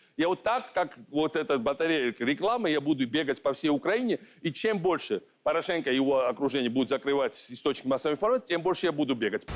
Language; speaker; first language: Russian; non-native, local second language; Georgian